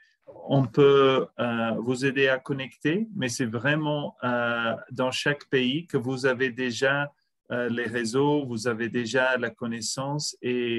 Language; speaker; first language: French; non-native, fluent; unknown